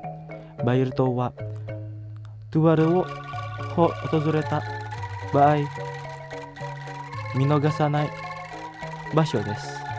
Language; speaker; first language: Japanese; non-native, fluent; Indonesian